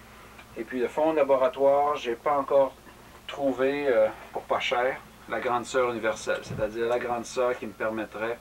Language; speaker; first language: French; native; French